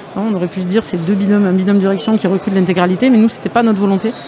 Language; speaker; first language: French; native; French